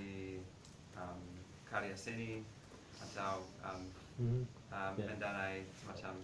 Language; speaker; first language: Indonesian; non-native, fluent; English